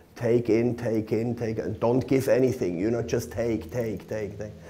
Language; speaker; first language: English; non-native, fluent; Swiss German